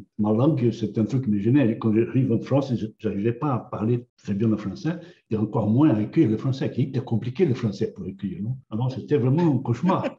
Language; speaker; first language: French; non-native, fluent; Portuguese